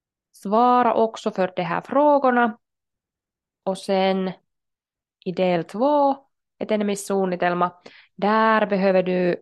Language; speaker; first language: Swedish; non-native, local second language; Finnish